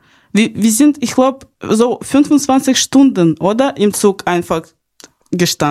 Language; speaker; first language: German; non-native, fluent; Ukrainian